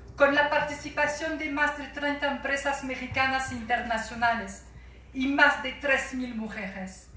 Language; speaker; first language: Spanish; non-native, fluent; French